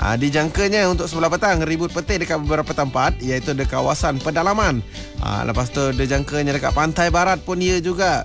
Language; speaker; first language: Malay; non-native, local second language; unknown